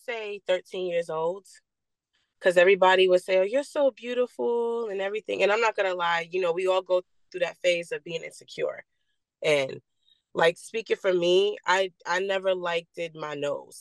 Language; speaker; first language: English; native; English